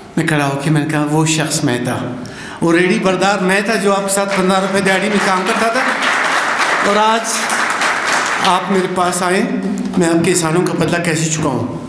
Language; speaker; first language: Urdu; non-native, local second language; Brahui